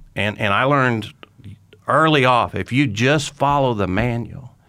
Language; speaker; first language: English; native; English